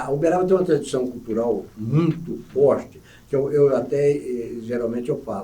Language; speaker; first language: Portuguese; native; Portuguese